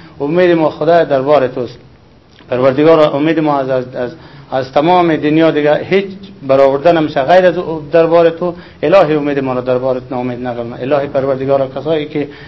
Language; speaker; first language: Persian; native; Persian